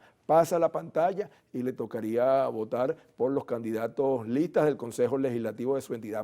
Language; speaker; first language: Spanish; native; Spanish